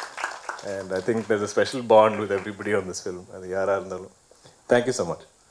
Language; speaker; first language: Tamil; non-native, fluent; Malayalam